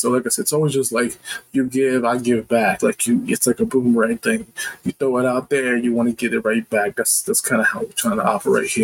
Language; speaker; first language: English; native; English